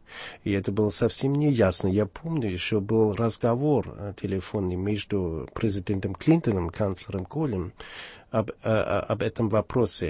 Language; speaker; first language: Russian; non-native, fluent; German